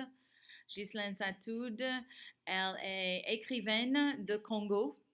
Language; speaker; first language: French; non-native, fluent; English